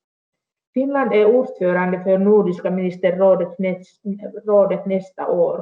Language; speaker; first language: Swedish; non-native, local second language; Finnish